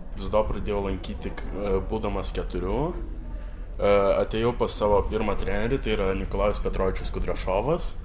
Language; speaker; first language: Lithuanian; early bilingual, other home language; Russian